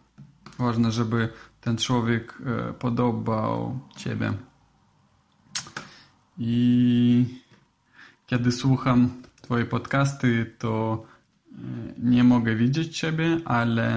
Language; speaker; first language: Polish; non-native, learner; Russian